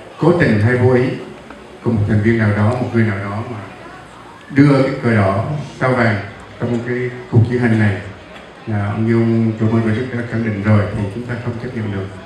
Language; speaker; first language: Vietnamese; native; Vietnamese